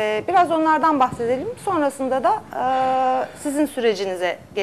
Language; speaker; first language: Turkish; native; Turkish